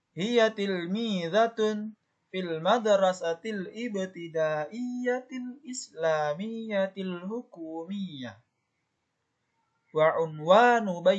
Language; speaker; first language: Arabic; non-native, fluent; Indonesian